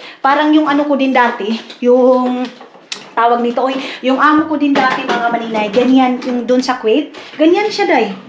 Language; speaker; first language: Filipino; non-native, local second language; Cebuano